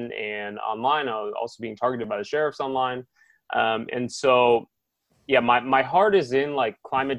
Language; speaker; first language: English; native; English